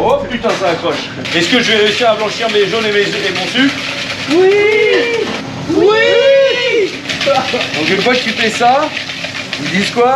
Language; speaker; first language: French; native; French